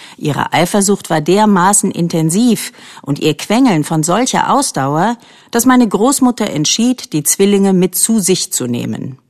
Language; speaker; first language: German; native; German